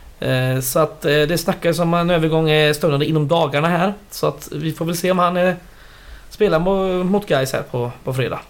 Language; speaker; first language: Swedish; native; Swedish